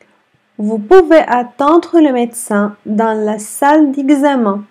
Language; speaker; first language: French; non-native, fluent; Arabic